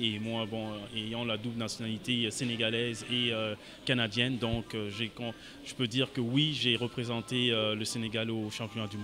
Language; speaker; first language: French; non-native, local second language; Wolof